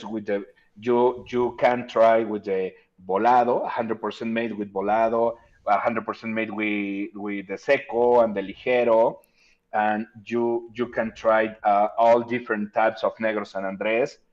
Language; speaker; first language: English; non-native, learner; Spanish